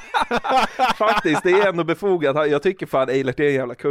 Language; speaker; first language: Swedish; native; Swedish